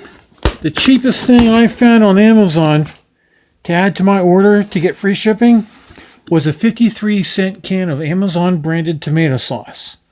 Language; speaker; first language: English; native; English